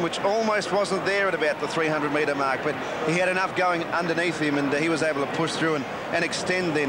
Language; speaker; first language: English; native; English